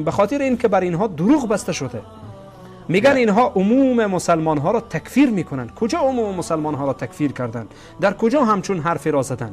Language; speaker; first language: Persian; native; Persian